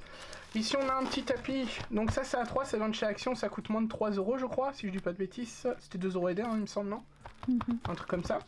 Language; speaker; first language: French; native; French